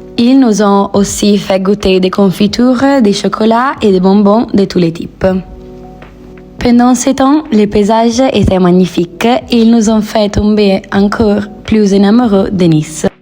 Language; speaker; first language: French; non-native, learner; Italian